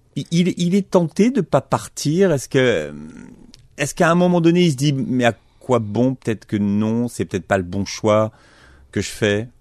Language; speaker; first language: French; native; French